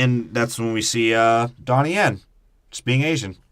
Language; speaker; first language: English; native; English